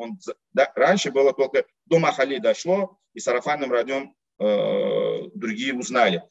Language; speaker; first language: Russian; non-native, local second language; Uzbek